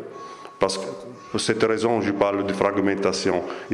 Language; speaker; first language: French; non-native, fluent; Italian